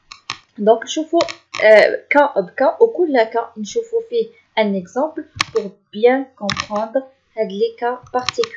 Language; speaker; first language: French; non-native, local second language; Arabic